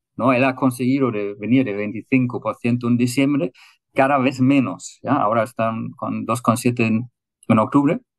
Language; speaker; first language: Spanish; non-native, fluent; German